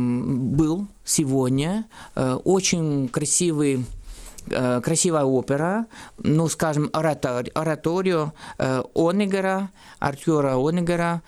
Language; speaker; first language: Russian; non-native, fluent; French